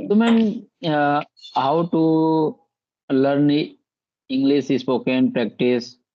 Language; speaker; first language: English; non-native, learner; Bhojpuri